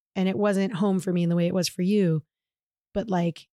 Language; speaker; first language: English; native; English